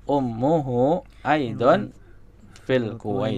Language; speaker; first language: Arabic; non-native, learner; Indonesian